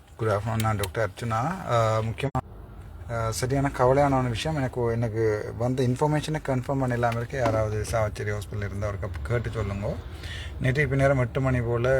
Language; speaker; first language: Tamil; native; Tamil